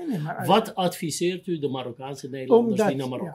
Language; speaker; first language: Dutch; native; Dutch